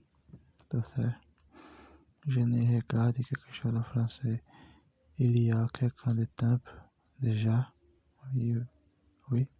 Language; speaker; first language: French; non-native, learner; Portuguese